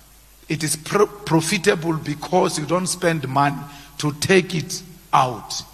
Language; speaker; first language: English; non-native, local second language; Northern Sotho